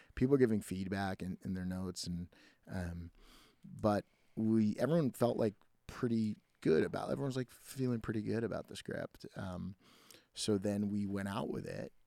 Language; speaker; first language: English; native; English